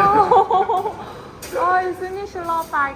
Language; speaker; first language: Chinese; native; Chinese